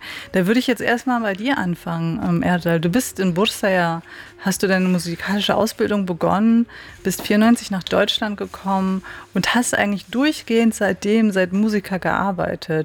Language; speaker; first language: German; native; German